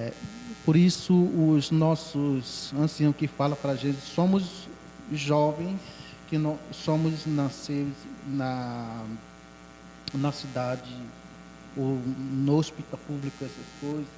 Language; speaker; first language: Portuguese; non-native, local second language; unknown